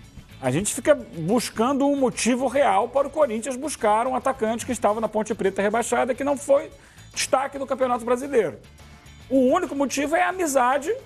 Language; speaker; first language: Portuguese; native; Portuguese